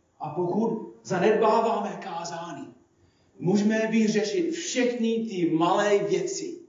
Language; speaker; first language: Czech; non-native, fluent; English